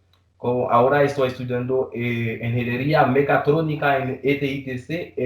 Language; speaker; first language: Spanish; non-native, learner; Haitian Creole